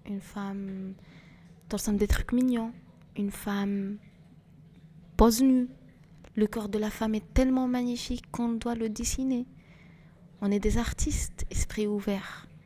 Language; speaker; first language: French; non-native, local second language; Arabic